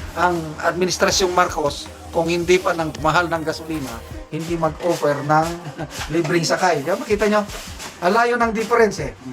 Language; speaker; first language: Filipino; non-native, local second language; Cebuano